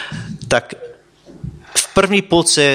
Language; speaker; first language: Czech; non-native, fluent; English